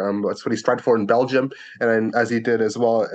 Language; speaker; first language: English; native; English